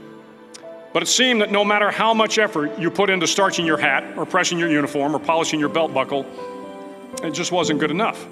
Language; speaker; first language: English; native; English